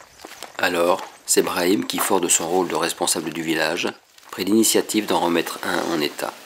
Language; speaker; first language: French; native; French